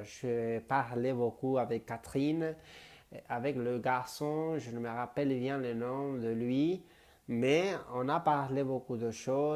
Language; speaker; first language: French; non-native, learner; Spanish